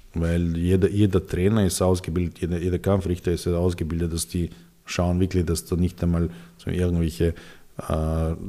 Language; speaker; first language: German; non-native, fluent; Serbian